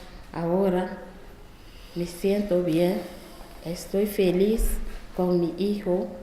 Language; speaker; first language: Spanish; non-native, learner; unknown